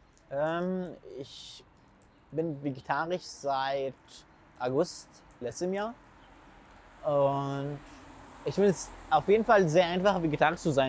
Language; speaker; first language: German; non-native, fluent; Arabic